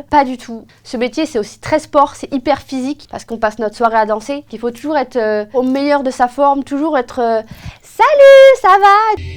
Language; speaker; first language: French; native; French